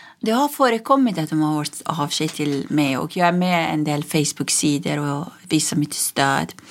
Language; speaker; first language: Swedish; non-native, fluent; Persian